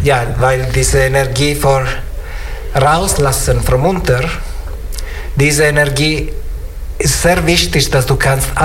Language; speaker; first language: German; non-native, learner; Italian